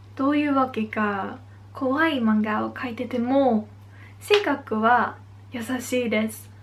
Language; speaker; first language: Japanese; non-native, fluent; Dutch